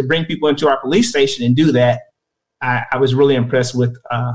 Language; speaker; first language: English; native; English